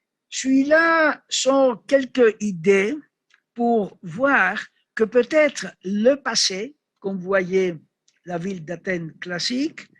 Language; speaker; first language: French; non-native, learner; Greek